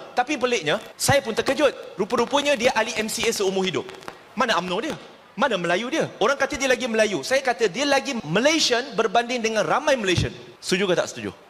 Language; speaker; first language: Malay; non-native, local second language; Chinese